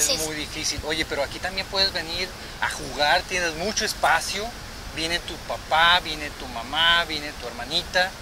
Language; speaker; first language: Spanish; native; Spanish